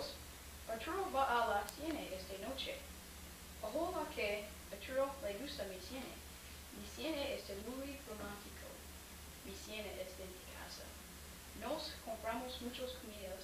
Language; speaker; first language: Spanish; non-native, learner; English